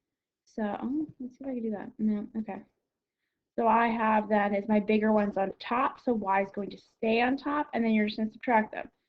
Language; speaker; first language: English; native; English